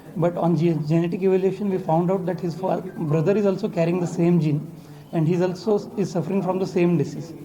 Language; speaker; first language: English; non-native, local second language; Telugu